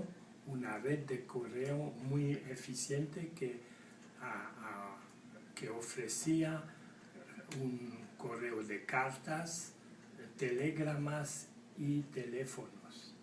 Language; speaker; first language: Spanish; non-native, fluent; French